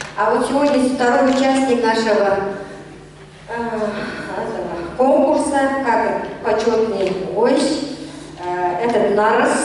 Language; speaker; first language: Russian; non-native, fluent; Mongolian